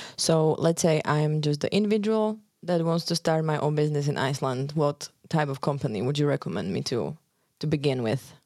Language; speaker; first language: English; non-native, fluent; Slovak